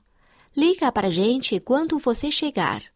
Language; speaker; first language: Portuguese; non-native, fluent; Chinese